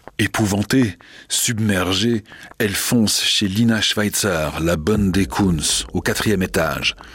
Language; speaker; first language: French; native; French